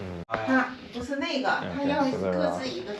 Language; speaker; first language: Chinese; native; Chinese